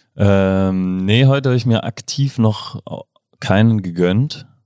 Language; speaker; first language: German; native; German